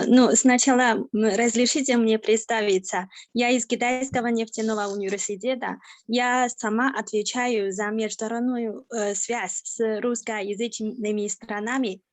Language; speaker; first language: Russian; non-native, fluent; Chinese